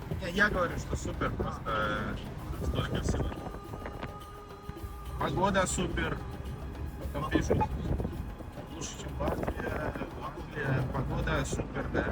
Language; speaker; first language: Russian; non-native, fluent; Latvian